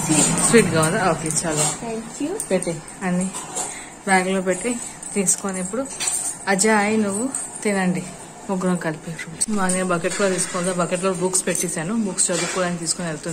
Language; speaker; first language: Telugu; native; Telugu